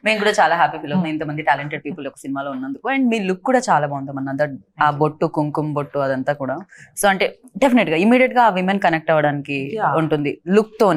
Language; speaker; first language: Telugu; native; Telugu